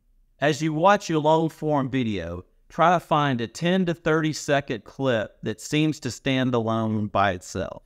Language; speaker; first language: English; native; English